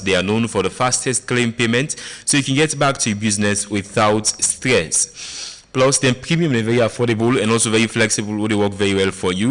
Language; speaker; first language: English; non-native, local second language; Krio